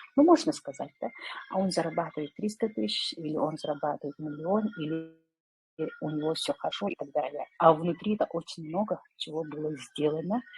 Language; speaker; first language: Russian; non-native, local second language; Yakut